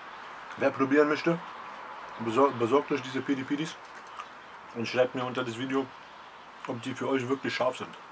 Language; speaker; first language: German; early bilingual, other home language; Polish